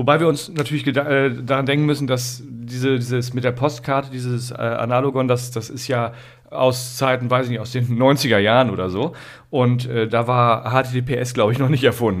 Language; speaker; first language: German; native; German